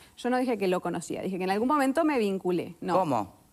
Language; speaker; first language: Spanish; native; Spanish